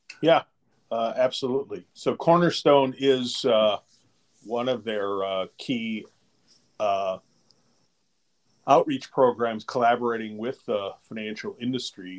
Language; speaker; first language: English; native; English